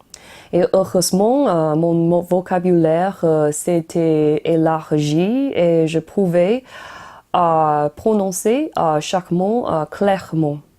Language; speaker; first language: French; non-native, learner; Chinese